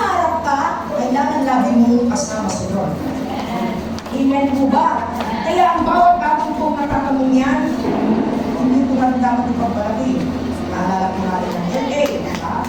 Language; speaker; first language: Filipino; native; Filipino